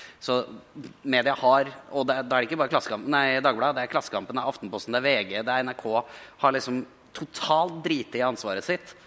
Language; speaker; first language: Norwegian; native; Norwegian